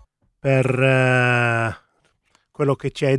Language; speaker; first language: Italian; native; Italian